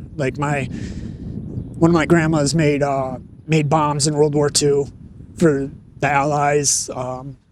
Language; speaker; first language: English; native; English